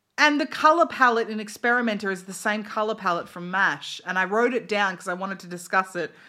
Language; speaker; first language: English; native; English